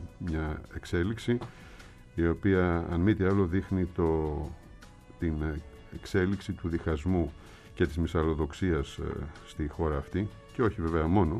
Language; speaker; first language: Greek; native; Greek